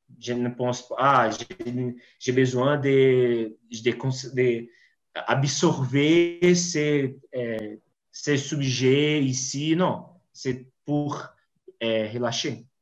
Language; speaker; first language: French; non-native, learner; Portuguese